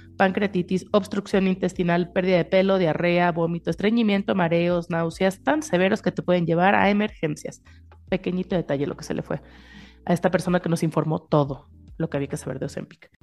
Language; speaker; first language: Spanish; native; Spanish